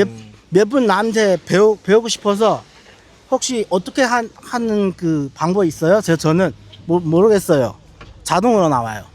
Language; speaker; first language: Korean; non-native, learner; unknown